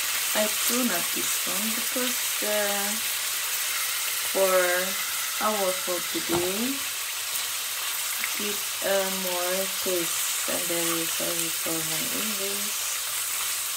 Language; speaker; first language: English; non-native, learner; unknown